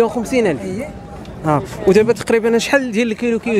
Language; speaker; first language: Arabic; native; Arabic